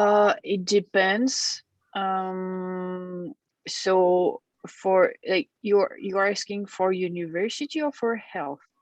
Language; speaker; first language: English; non-native, fluent; French